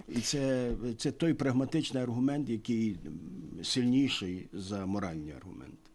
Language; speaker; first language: Ukrainian; native; Ukrainian